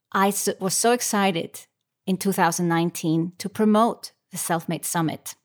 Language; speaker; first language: English; non-native, fluent; Icelandic